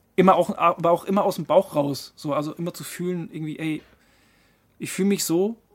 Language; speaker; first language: German; native; German